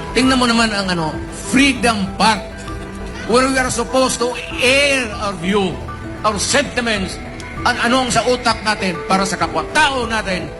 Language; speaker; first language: Filipino; non-native, local second language; Cebuano